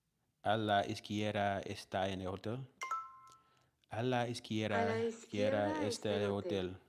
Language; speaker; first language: Spanish; non-native, learner; English